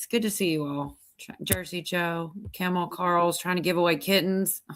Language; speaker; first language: English; native; English